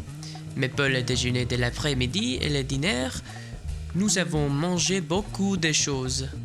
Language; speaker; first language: French; non-native, learner; English